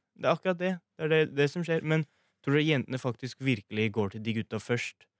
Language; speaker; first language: Norwegian; early bilingual, other home language; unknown